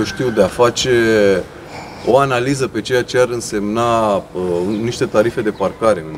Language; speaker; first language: Romanian; native; Romanian